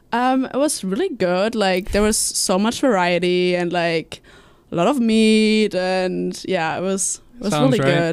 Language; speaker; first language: English; non-native, fluent; German